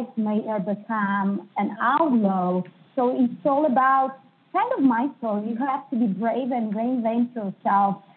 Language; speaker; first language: English; non-native, fluent; Italian